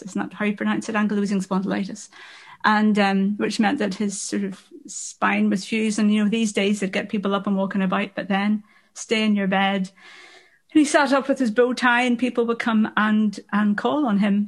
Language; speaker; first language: English; native; English